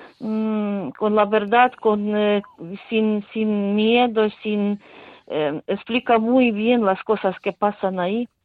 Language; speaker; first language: Spanish; non-native, fluent; Ukrainian